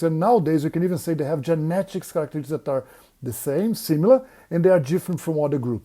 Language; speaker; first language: English; non-native, fluent; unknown